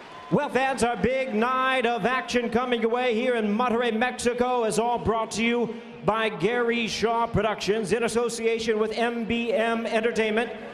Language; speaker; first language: English; early bilingual, other home language; Spanish